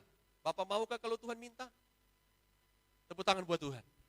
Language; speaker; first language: Indonesian; native; Indonesian